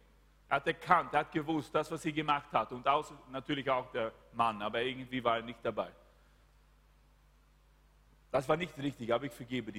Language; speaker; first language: German; non-native, fluent; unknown